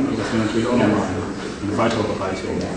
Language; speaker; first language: German; native; German